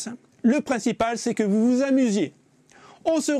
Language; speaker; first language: French; native; French